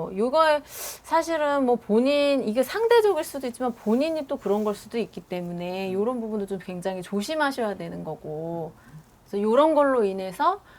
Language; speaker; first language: Korean; native; Korean